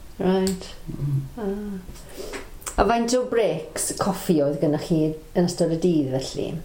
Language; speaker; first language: Welsh; non-native, local second language; English